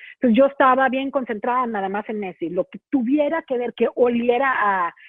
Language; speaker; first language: Spanish; native; Spanish